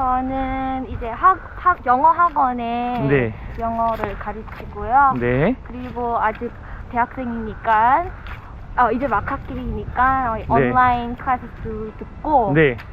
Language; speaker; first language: Korean; non-native, fluent; Filipino